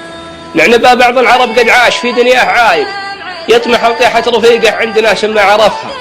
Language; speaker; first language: Arabic; native; Arabic